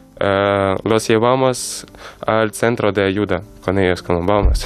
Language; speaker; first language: Spanish; non-native, learner; Ukrainian